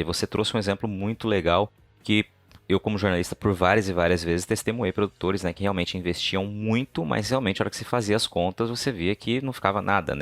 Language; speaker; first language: Portuguese; native; Portuguese